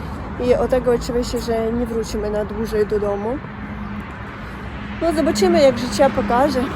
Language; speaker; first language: Polish; non-native, learner; Russian